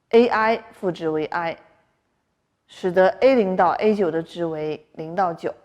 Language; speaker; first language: Chinese; native; Chinese